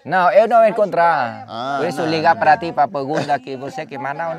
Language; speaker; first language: Portuguese; non-native, learner; Vietnamese